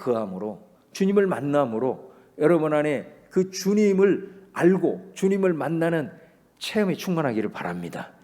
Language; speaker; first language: Korean; native; Korean